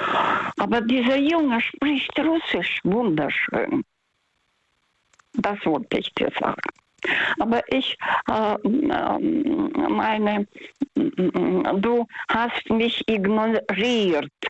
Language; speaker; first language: German; non-native, fluent; Russian